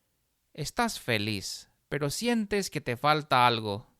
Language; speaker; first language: Spanish; non-native, fluent; English